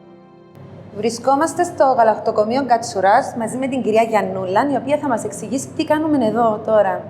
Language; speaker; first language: Greek; native; Greek